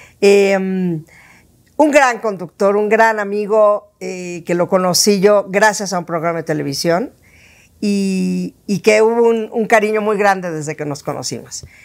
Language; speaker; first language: Spanish; native; Spanish